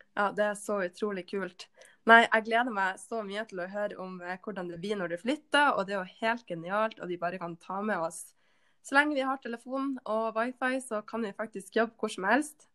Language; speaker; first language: Norwegian; native; Norwegian